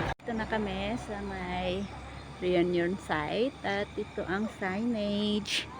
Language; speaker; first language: Filipino; non-native, local second language; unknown